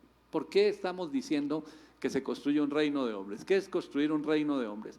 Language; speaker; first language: Spanish; native; Spanish